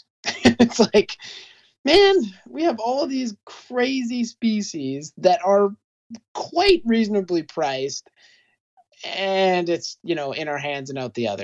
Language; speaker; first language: English; native; English